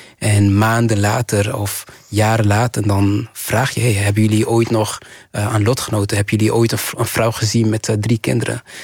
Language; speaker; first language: Dutch; early bilingual, other home language; Kinyarwanda